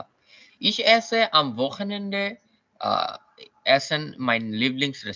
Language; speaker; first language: German; non-native, learner; Bangla